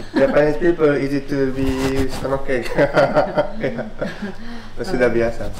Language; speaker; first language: English; non-native, learner; Japanese